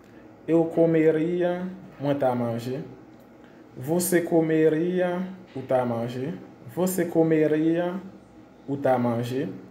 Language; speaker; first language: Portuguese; non-native, fluent; Haitian Creole